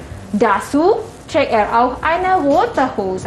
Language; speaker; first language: German; non-native, fluent; Malay